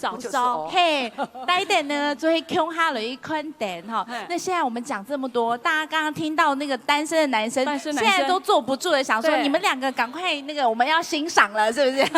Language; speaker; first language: Chinese; native; Chinese